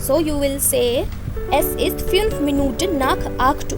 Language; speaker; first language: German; non-native, fluent; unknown